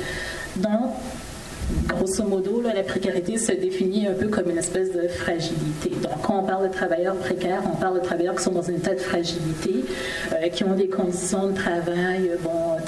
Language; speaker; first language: French; native; French